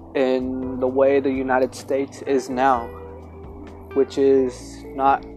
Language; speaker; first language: English; early bilingual, other home language; Spanish